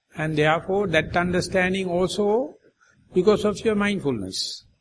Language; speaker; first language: English; non-native, local second language; Sinhala